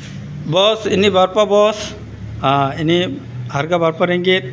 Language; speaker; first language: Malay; non-native, learner; Bangla